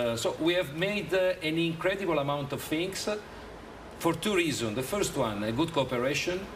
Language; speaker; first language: English; non-native, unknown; Italian